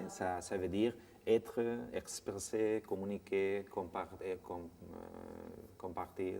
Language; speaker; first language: French; non-native, fluent; Spanish